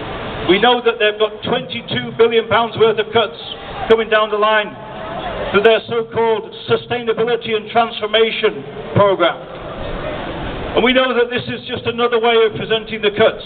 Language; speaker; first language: English; native; English